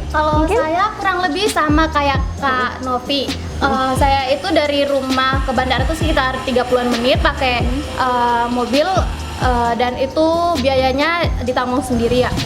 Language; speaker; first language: Indonesian; native; Indonesian